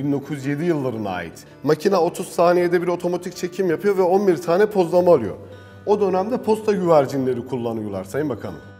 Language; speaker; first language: Turkish; native; Turkish